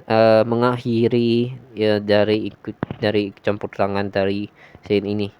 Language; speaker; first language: Indonesian; native; Indonesian